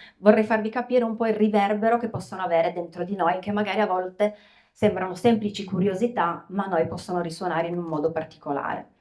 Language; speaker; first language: Italian; native; Italian